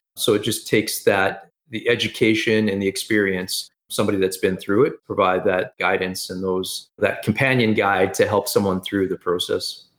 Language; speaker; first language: English; native; English